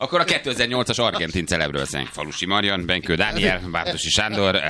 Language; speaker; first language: Hungarian; native; Hungarian